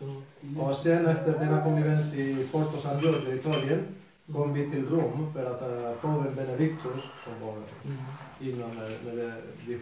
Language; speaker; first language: Swedish; non-native, fluent; Spanish